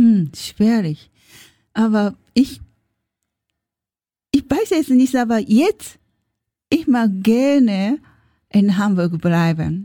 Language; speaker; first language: German; non-native, learner; Japanese